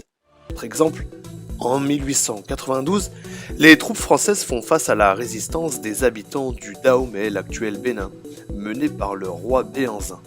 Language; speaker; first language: French; native; French